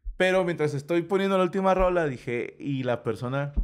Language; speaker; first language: Spanish; native; Spanish